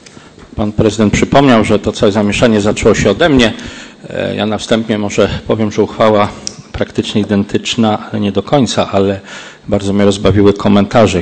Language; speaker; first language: Polish; native; Polish